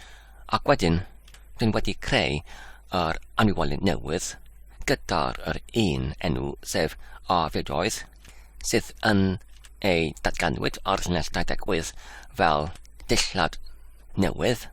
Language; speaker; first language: Welsh; non-native, fluent; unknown